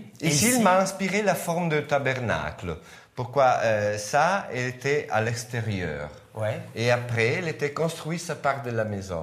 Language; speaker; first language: French; non-native, learner; Italian